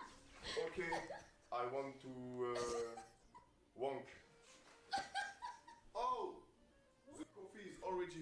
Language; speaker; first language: English; non-native, learner; French